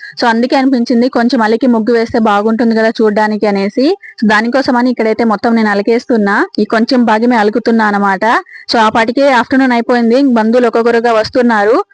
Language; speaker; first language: Telugu; native; Telugu